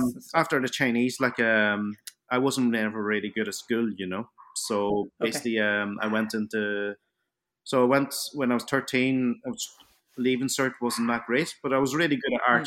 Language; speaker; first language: English; early bilingual, other home language; Cantonese